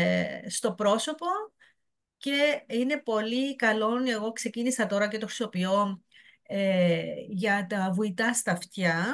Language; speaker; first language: Greek; native; Greek